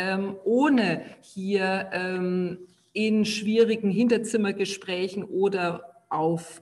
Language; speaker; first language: German; native; German